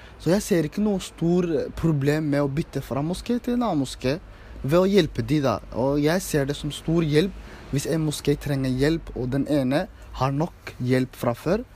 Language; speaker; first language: Norwegian; early bilingual, other home language; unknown